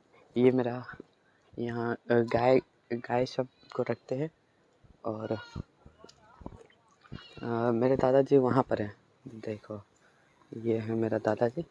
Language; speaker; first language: Hindi; non-native, local second language; Magahi